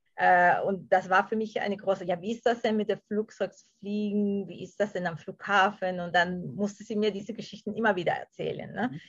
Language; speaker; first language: German; non-native, fluent; Spanish